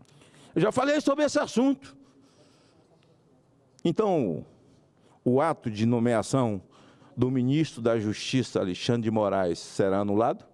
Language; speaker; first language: Portuguese; native; Portuguese